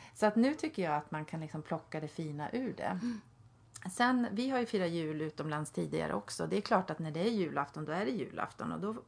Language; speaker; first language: Swedish; native; Swedish